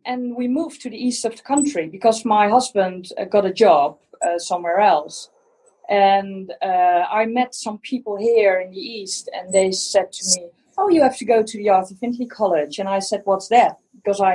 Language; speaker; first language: English; non-native, fluent; Dutch